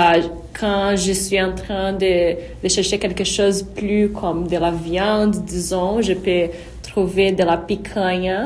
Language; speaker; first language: French; non-native, fluent; Portuguese